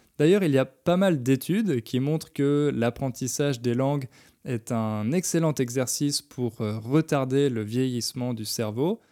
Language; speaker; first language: French; native; French